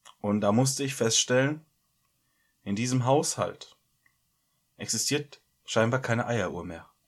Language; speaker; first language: German; native; German